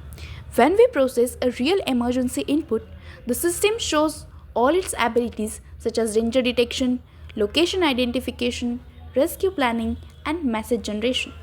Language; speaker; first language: English; non-native, learner; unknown